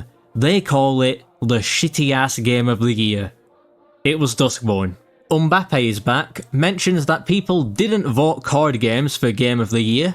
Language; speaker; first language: English; native; English